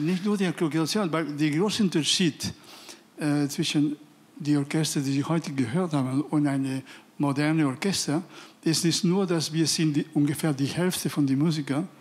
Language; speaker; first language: German; non-native, fluent; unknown